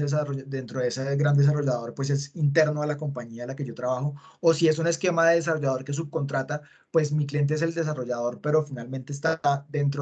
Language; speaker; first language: Spanish; native; Spanish